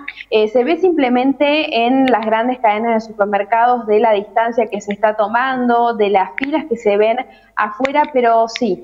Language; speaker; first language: Spanish; native; Spanish